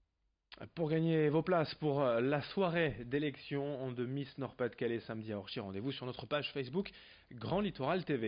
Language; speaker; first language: French; native; French